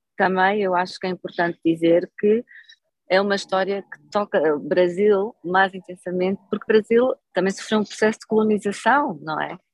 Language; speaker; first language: Portuguese; native; Portuguese